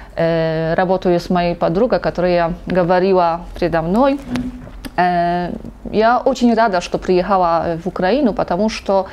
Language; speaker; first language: Russian; non-native, learner; Polish